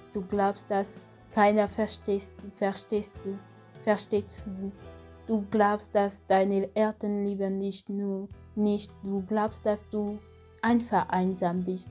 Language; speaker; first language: German; non-native, fluent; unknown